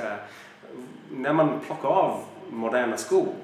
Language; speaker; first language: Swedish; non-native, fluent; English